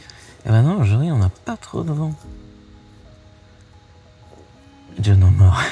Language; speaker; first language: French; native; French